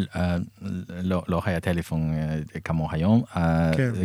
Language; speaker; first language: Hebrew; non-native, fluent; Chinese